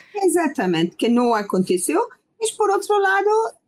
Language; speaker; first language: Portuguese; non-native, fluent; Persian